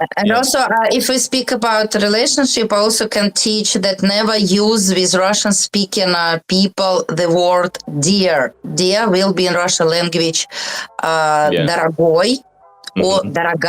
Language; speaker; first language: English; non-native, learner; Russian